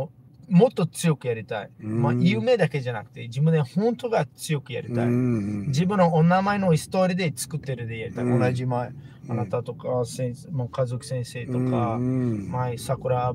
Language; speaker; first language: Japanese; non-native, learner; Portuguese